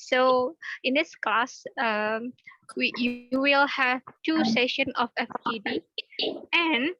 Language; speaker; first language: English; non-native, learner; Indonesian